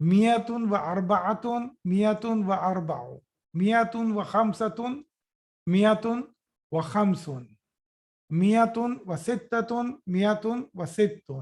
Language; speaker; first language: Arabic; non-native, fluent; Urdu